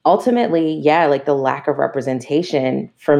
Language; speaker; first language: English; native; English